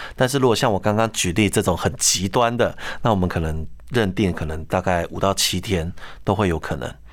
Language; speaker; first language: Chinese; native; Chinese